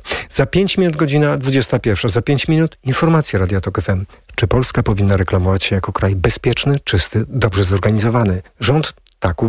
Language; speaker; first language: Polish; native; Polish